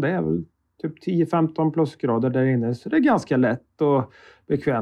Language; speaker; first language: Swedish; native; Swedish